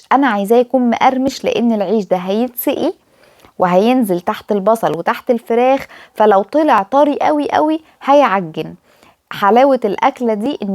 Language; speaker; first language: Arabic; native; Arabic